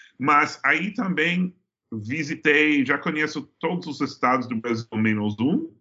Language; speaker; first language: Portuguese; non-native, fluent; English